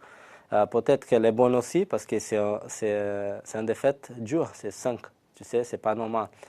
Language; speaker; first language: French; non-native, learner; Portuguese